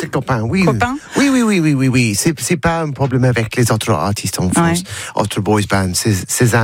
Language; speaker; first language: French; non-native, learner; English